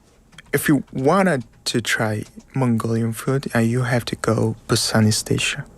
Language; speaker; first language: English; non-native, learner; Mongolian